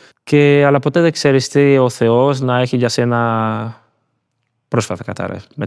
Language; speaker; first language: Greek; non-native, learner; Spanish